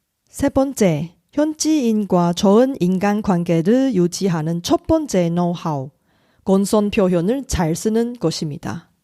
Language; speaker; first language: Korean; non-native, fluent; Chinese